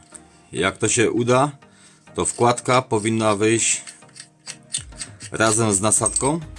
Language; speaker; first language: Polish; native; Polish